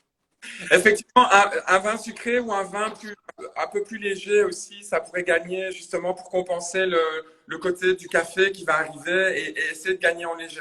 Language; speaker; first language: French; native; French